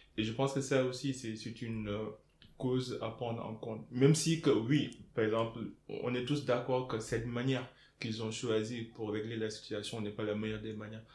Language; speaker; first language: French; non-native, local second language; Wolof